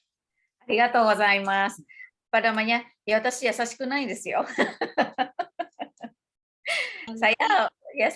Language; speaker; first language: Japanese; non-native, fluent; Indonesian